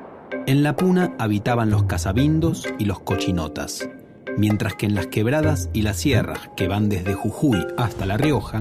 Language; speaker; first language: Spanish; native; Spanish